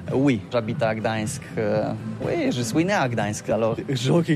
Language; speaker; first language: French; non-native, learner; Polish